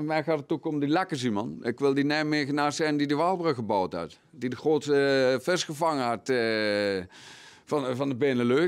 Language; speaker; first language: Dutch; native; Dutch